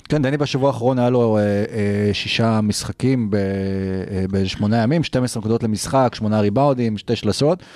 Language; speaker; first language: Hebrew; native; Hebrew